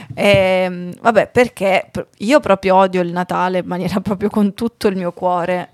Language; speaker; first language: Italian; native; Italian